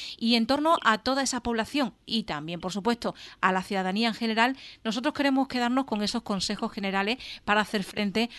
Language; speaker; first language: Spanish; native; Spanish